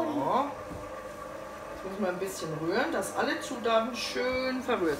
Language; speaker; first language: German; native; German